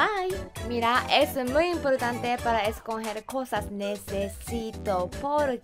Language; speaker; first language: Spanish; non-native, learner; Japanese